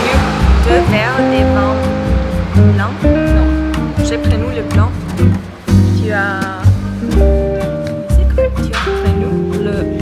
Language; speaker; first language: French; non-native, learner; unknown